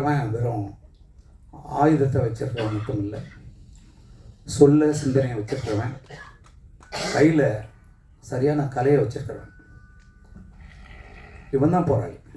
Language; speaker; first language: Tamil; native; Tamil